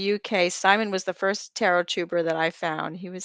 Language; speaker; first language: English; native; English